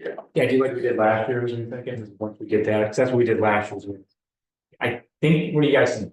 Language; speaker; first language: English; native; English